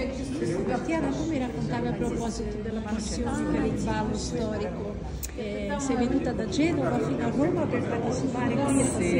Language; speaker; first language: Italian; non-native, fluent; Portuguese